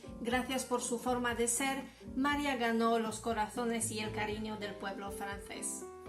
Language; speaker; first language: Spanish; non-native, fluent; Polish